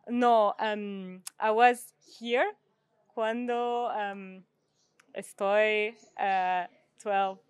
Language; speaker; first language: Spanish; non-native, learner; French